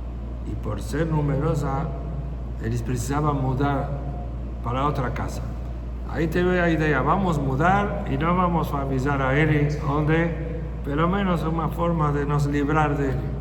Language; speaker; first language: Portuguese; non-native, fluent; Spanish